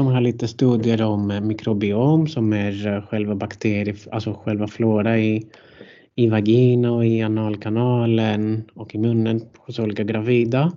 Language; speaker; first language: Swedish; non-native, fluent; Greek